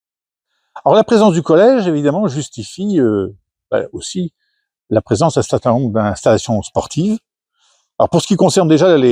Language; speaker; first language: French; native; French